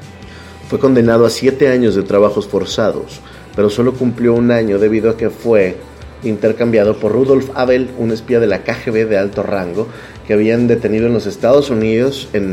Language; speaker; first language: Spanish; native; Spanish